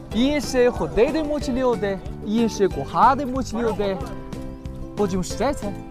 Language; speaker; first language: Ukrainian; non-native, learner; Chinese